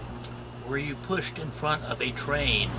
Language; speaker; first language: English; native; English